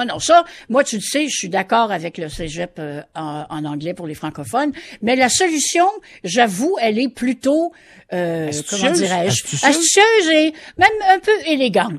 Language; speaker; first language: French; native; French